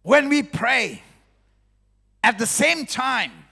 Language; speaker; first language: English; non-native, learner; Indonesian